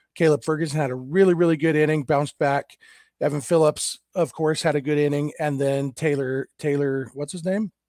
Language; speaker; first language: English; native; English